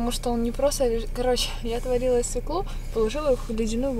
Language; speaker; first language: Russian; native; Russian